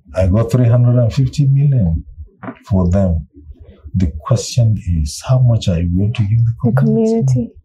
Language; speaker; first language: English; non-native, local second language; Hausa